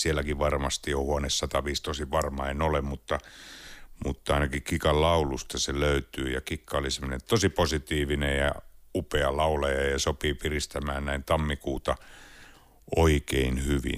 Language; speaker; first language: Finnish; native; Finnish